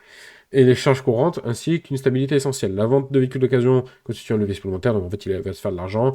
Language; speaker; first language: French; native; French